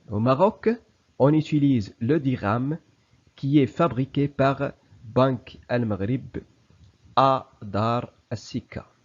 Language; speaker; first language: French; non-native, local second language; Arabic